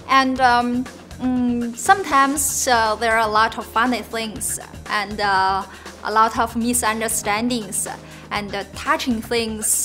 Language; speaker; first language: English; non-native, fluent; Chinese